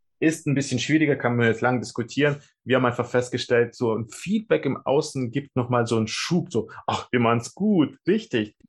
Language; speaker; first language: German; early bilingual, other home language; Russian